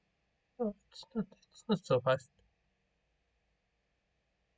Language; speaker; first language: English; non-native, learner; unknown